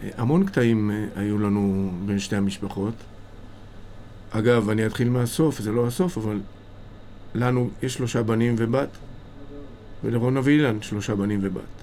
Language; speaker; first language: Hebrew; native; Hebrew